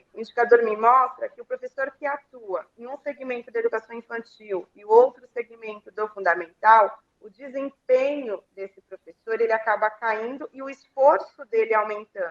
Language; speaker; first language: Portuguese; native; Portuguese